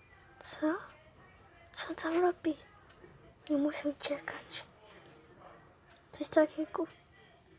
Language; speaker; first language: Polish; early bilingual, heritage; Polish